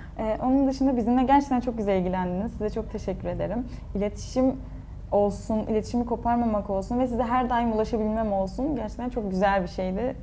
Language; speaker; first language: Turkish; native; Turkish